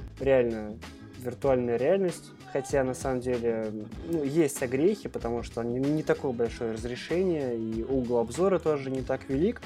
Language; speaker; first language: Russian; native; Russian